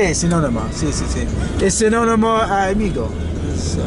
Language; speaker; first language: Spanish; non-native, learner; English